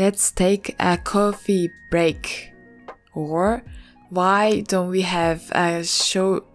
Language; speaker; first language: English; non-native, learner; Japanese